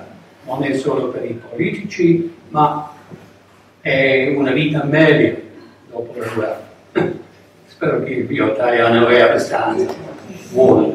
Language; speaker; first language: Italian; non-native, learner; English